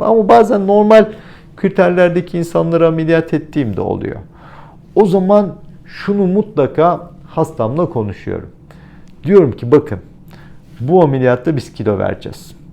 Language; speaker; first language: Turkish; native; Turkish